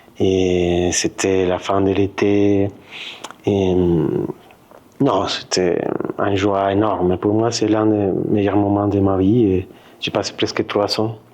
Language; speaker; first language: French; non-native, fluent; Spanish